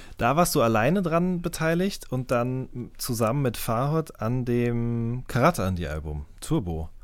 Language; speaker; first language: German; native; German